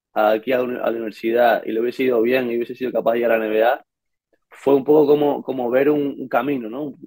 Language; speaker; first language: Spanish; native; Spanish